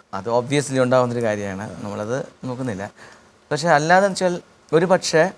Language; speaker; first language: Malayalam; native; Malayalam